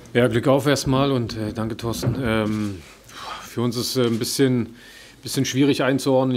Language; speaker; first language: German; native; German